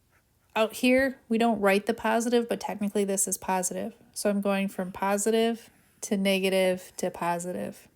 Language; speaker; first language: English; native; English